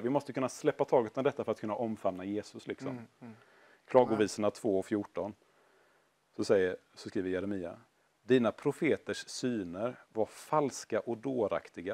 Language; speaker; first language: Swedish; native; Swedish